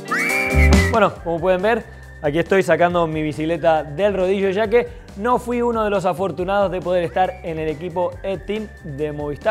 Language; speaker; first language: Spanish; native; Spanish